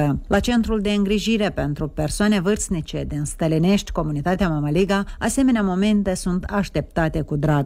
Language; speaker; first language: Romanian; native; Romanian